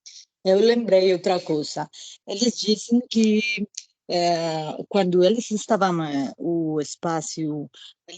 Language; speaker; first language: Portuguese; non-native, learner; Spanish